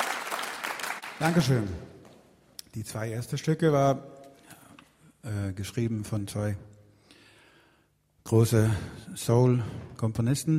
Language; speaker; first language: German; non-native, fluent; Swedish